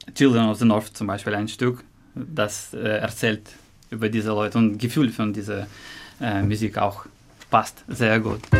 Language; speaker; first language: German; non-native, learner; Russian